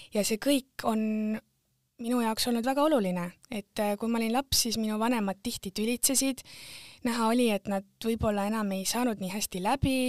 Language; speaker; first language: Estonian; native; Estonian